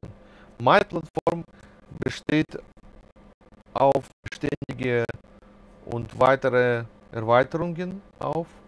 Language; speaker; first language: German; non-native, fluent; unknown